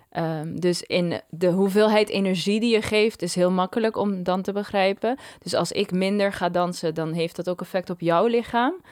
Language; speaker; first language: Dutch; non-native, local second language; Papiamento